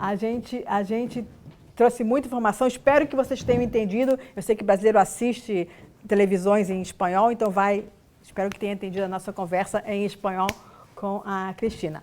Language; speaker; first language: Portuguese; native; Portuguese